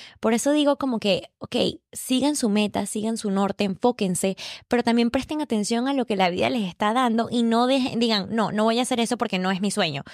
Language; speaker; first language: Spanish; native; Spanish